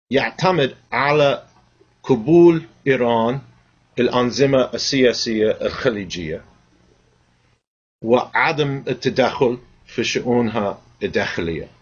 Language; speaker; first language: Arabic; non-native, fluent; English